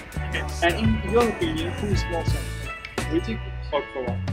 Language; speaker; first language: English; non-native, local second language; Urdu